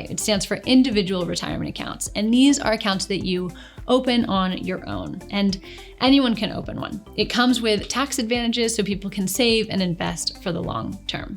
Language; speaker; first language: English; native; English